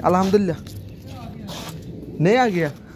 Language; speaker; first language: Hindi; non-native, learner; Bangla